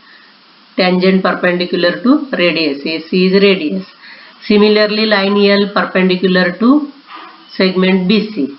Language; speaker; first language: English; non-native, local second language; Marathi